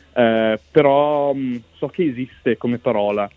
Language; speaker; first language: Italian; early bilingual, other home language; English